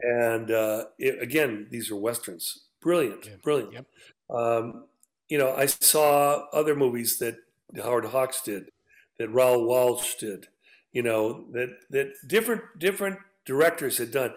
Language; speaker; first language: English; native; English